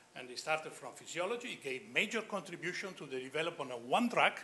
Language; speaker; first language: English; non-native, fluent; Italian